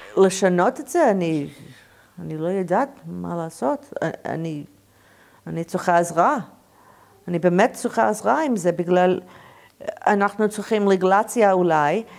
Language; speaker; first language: Hebrew; non-native, learner; English